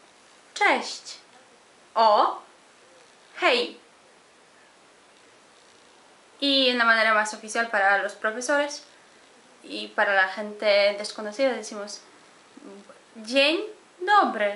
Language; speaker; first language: Spanish; non-native, fluent; Polish